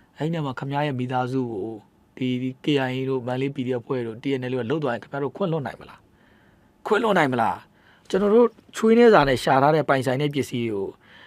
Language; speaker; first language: Burmese; native; Burmese